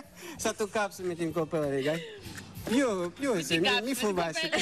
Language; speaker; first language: Greek; non-native, fluent; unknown